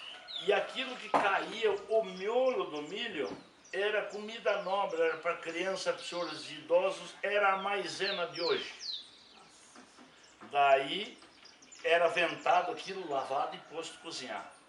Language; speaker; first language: Portuguese; native; Portuguese